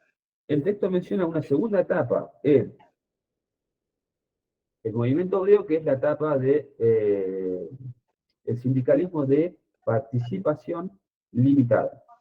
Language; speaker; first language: Spanish; native; Spanish